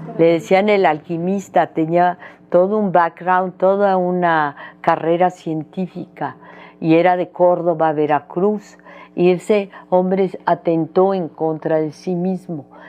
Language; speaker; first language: Spanish; early bilingual, other home language; French